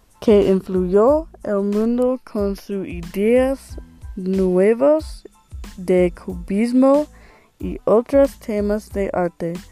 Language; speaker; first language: Spanish; non-native, learner; English